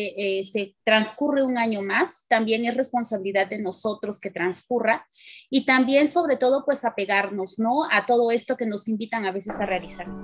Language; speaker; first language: Spanish; native; Spanish